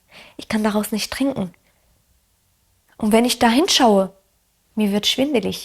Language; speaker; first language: German; early bilingual, other home language; Arabic